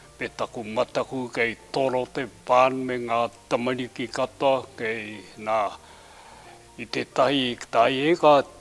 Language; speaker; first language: Māori; native; Māori